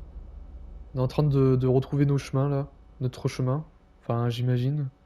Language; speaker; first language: French; native; French